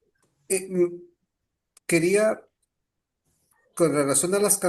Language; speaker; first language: Spanish; native; Spanish